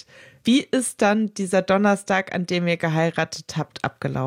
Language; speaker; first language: German; native; German